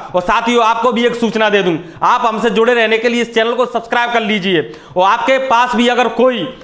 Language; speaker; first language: Hindi; native; Hindi